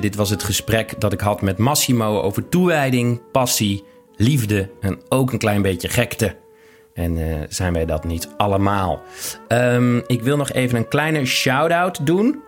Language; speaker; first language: Dutch; native; Dutch